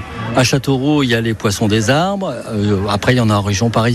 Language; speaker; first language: French; native; French